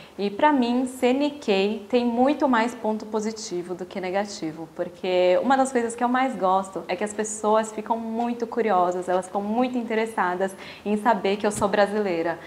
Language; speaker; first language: Portuguese; native; Portuguese